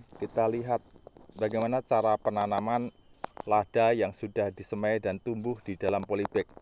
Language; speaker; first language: Indonesian; native; Indonesian